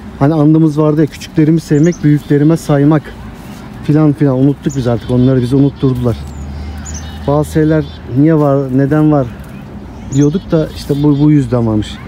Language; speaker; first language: Turkish; native; Turkish